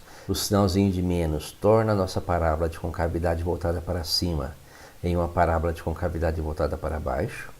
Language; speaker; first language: Portuguese; native; Portuguese